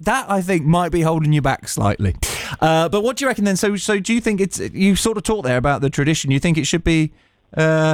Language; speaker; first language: English; native; English